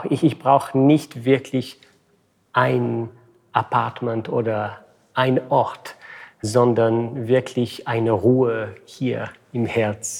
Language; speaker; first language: German; non-native, fluent; French